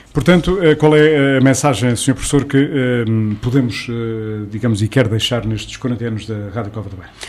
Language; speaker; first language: Portuguese; native; Portuguese